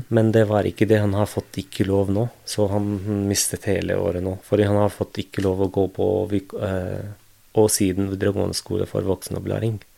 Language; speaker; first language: Norwegian; non-native, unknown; Arabic